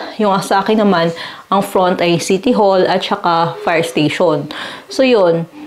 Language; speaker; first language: Filipino; native; Filipino